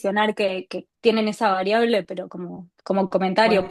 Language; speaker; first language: Spanish; native; Spanish